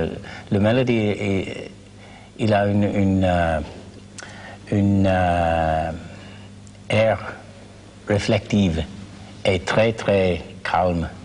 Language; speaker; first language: French; non-native, learner; English